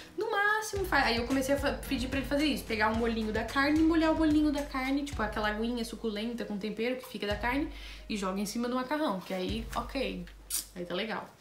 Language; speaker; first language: Portuguese; native; Portuguese